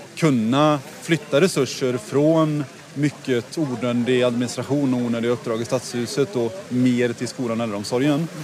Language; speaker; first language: Swedish; native; Swedish